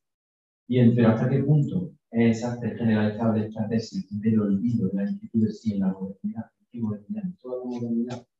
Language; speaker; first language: Spanish; native; Spanish